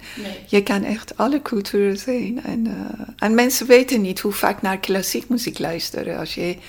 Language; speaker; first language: Dutch; non-native, fluent; Persian